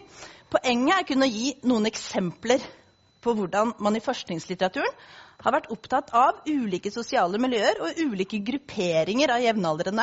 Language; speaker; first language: Norwegian; native; Norwegian